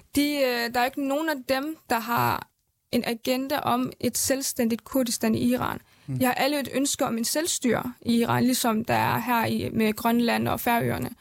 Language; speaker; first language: Danish; early bilingual, other home language; Central Kurdish